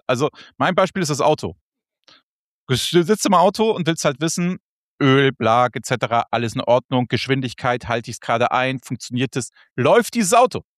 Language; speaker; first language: German; native; German